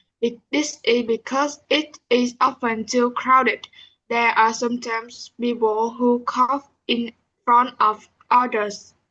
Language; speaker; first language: English; non-native, learner; Vietnamese